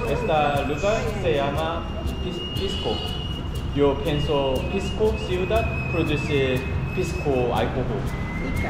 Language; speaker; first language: Spanish; non-native, learner; Korean